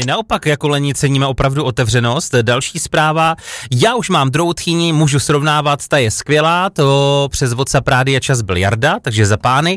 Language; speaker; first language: Czech; native; Czech